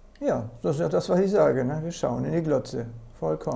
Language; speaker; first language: German; native; German